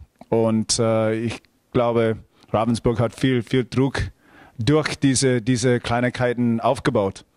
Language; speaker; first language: German; non-native, fluent; English